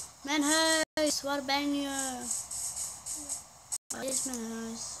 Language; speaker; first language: Dutch; early bilingual, other home language; Turkish